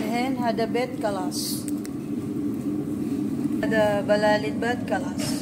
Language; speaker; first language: Arabic; non-native, learner; Filipino